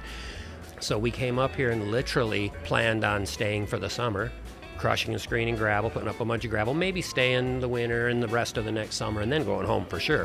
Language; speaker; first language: English; native; English